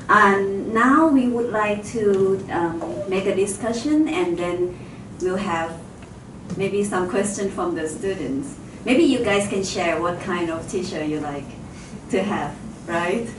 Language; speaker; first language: English; non-native, fluent; Thai